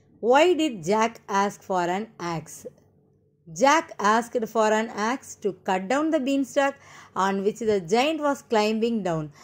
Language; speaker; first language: English; non-native, local second language; Tamil